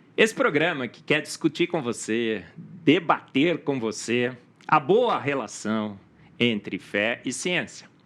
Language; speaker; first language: Portuguese; native; Portuguese